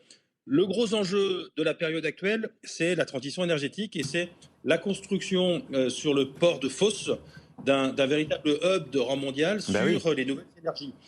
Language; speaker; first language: French; native; French